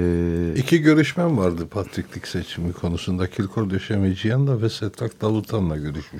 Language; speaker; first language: Turkish; non-native, local second language; Armenian